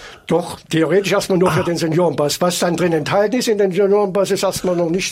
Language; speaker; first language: German; native; German